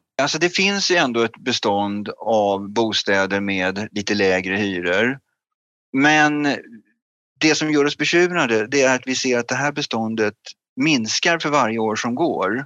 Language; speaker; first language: Swedish; native; Swedish